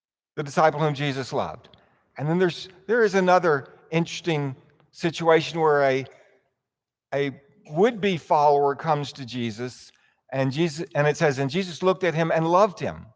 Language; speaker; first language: English; native; English